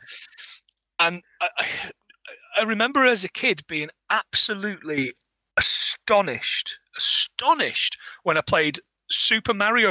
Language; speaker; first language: English; native; English